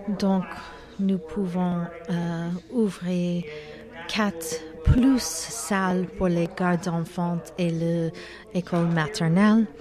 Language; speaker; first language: French; non-native, learner; English